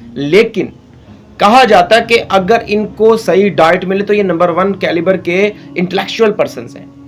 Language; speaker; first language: Urdu; non-native, local second language; Punjabi